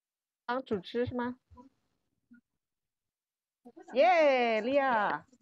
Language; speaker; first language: Chinese; non-native, fluent; Indonesian